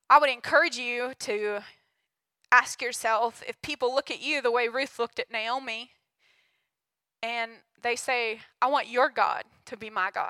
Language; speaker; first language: English; native; English